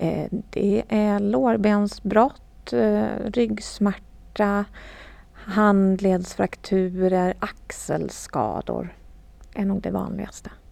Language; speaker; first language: Swedish; native; Swedish